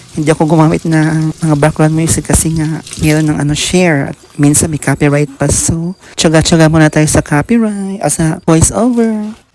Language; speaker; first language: Filipino; native; Filipino